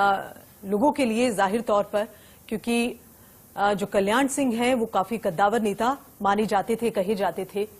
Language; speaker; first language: Hindi; native; Hindi